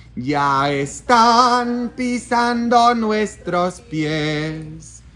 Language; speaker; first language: Spanish; non-native, fluent; Polish